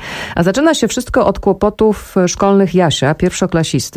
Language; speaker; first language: Polish; native; Polish